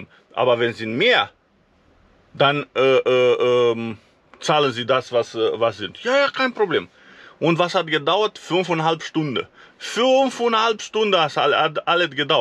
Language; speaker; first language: German; non-native, fluent; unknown